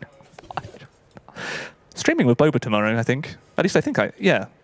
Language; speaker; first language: English; native; English